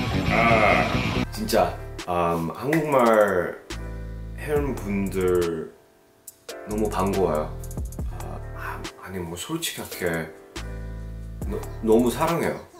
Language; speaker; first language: Korean; early bilingual, heritage; Korean